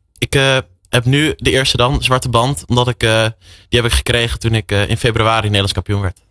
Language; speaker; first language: Dutch; native; Dutch